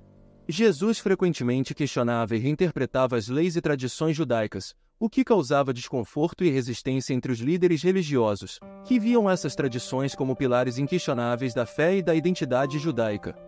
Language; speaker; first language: Portuguese; native; Portuguese